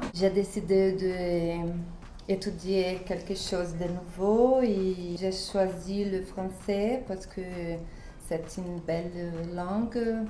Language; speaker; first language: French; non-native, fluent; Portuguese